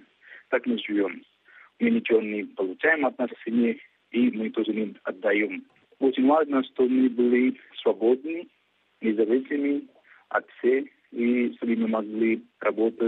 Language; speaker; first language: Russian; non-native, fluent; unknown